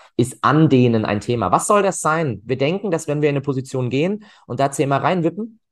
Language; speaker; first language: German; native; German